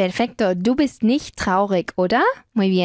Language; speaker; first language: German; non-native, fluent; Spanish